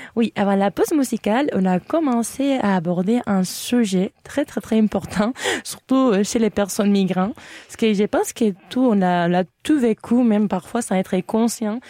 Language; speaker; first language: French; non-native, fluent; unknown